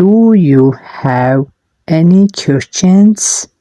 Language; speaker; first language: English; non-native, learner; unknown